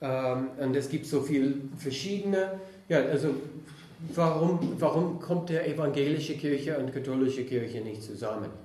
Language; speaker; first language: German; non-native, fluent; English